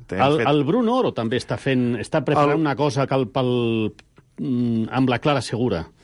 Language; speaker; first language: Catalan; non-native, local second language; Spanish